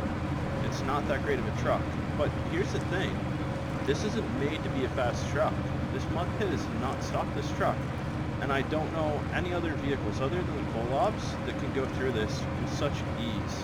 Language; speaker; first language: English; native; English